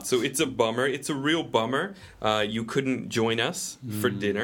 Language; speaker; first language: English; native; English